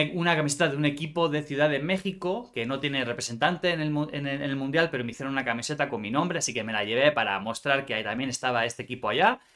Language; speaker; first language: Spanish; native; Spanish